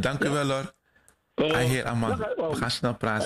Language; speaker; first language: Dutch; native; Dutch